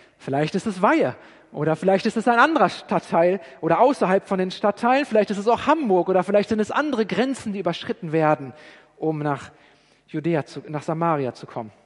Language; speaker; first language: German; native; German